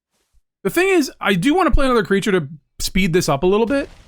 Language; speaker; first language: English; native; English